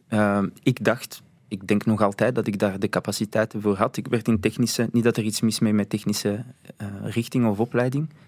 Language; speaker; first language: Dutch; early bilingual, other home language; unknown